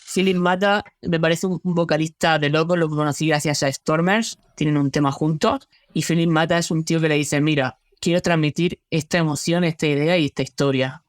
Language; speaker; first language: Spanish; native; Spanish